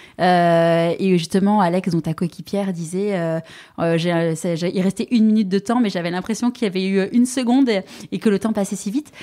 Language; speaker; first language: French; native; French